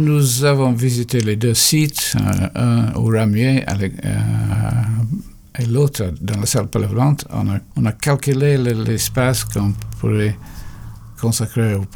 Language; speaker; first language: French; non-native, fluent; English